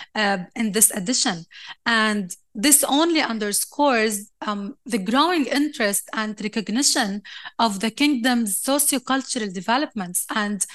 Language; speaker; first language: English; non-native, fluent; Arabic